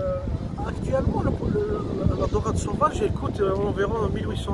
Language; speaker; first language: French; non-native, local second language; Kabyle